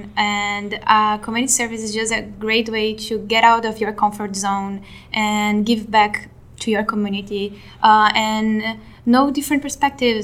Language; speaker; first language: English; non-native, fluent; Portuguese